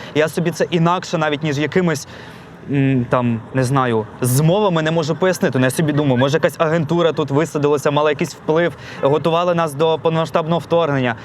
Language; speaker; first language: Ukrainian; non-native, local second language; Russian